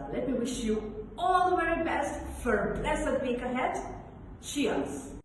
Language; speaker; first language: English; non-native, local second language; Sinhala